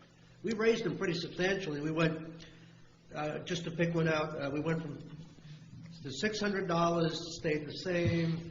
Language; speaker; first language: English; native; English